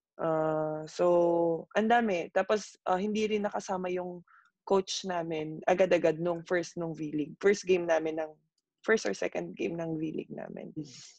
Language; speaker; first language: Filipino; native; Filipino